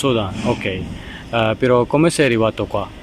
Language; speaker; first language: Italian; non-native, learner; Urdu